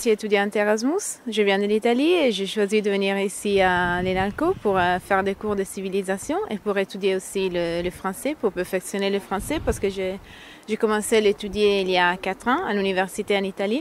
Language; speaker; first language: French; non-native, fluent; Italian